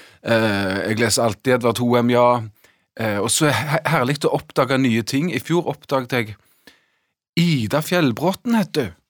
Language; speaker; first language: Norwegian; native; Norwegian